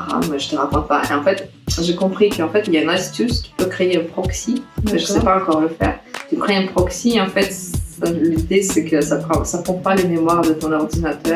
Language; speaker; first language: French; non-native, fluent; Russian